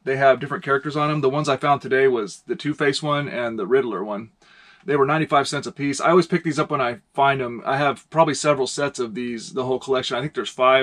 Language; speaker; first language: English; native; English